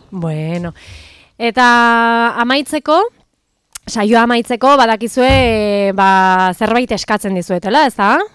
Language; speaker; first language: Basque; native; Basque